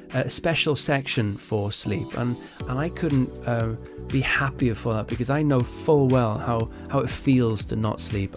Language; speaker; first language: English; native; English